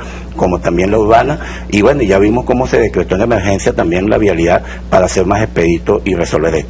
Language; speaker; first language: Spanish; native; Spanish